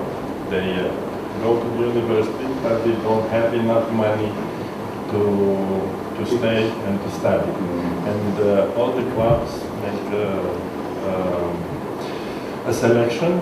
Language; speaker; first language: English; non-native, learner; Romanian